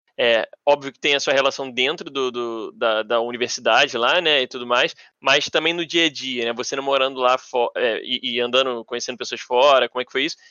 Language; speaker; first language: Portuguese; native; Portuguese